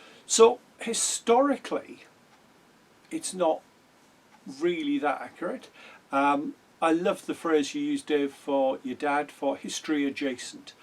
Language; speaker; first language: English; native; English